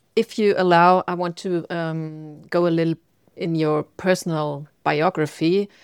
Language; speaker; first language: English; non-native, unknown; German